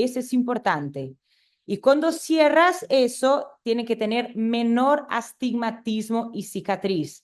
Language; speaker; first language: Spanish; non-native, fluent; Portuguese